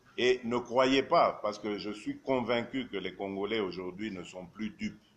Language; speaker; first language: French; non-native, local second language; Luba-Lulua